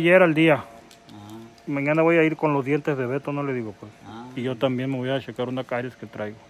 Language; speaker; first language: Spanish; native; Spanish